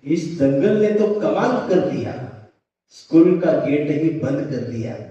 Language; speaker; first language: Hindi; non-native, local second language; Marathi